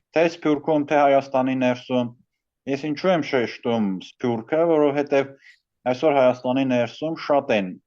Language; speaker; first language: Armenian; native; Armenian